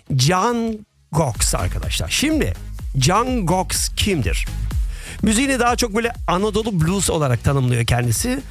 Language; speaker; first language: Turkish; early bilingual, other home language; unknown